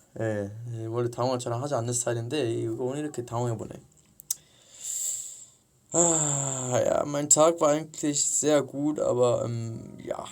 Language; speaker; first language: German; early bilingual, heritage; Korean